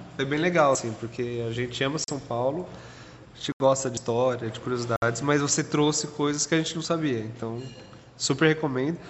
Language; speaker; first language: Portuguese; native; Portuguese